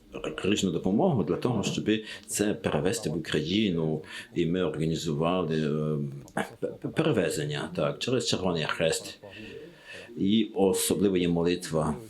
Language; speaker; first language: Ukrainian; non-native, learner; French